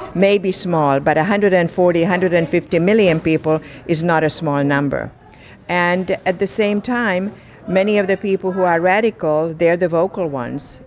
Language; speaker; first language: English; non-native, fluent; Hungarian